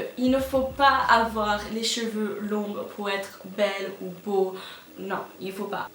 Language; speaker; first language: French; non-native, fluent; English